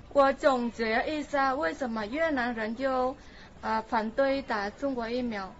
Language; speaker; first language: Chinese; non-native, fluent; Vietnamese